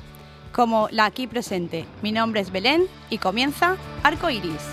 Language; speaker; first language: Spanish; native; Spanish